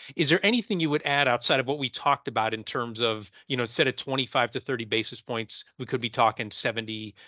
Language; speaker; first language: English; native; English